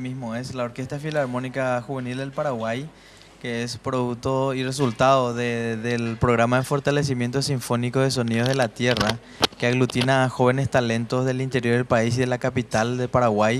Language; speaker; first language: Spanish; native; Spanish